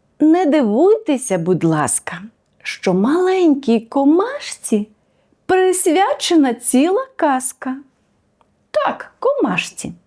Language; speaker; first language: Ukrainian; native; Ukrainian